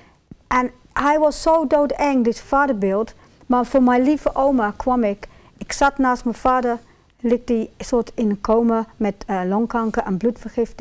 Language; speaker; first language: Dutch; non-native, fluent; English